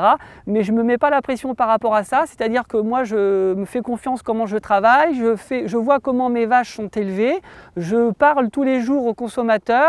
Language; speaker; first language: French; native; French